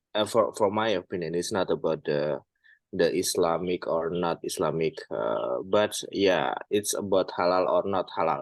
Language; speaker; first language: English; non-native, fluent; Indonesian